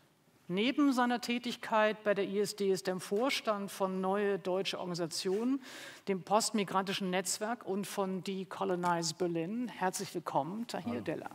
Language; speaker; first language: German; native; German